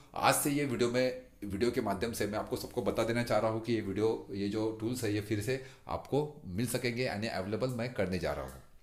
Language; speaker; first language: Hindi; non-native, local second language; Marathi